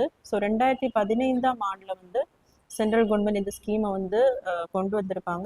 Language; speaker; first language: Tamil; native; Tamil